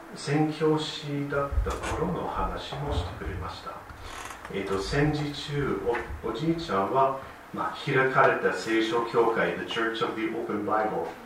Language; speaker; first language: Japanese; non-native, fluent; English